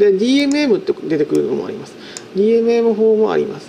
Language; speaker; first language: Japanese; native; Japanese